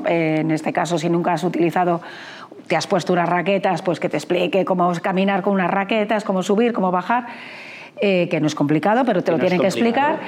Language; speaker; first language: Spanish; native; Spanish